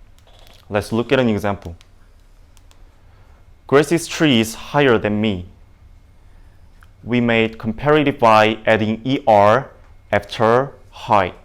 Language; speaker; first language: English; non-native, learner; Indonesian